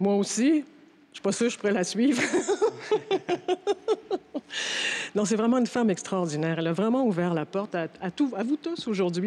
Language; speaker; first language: French; native; French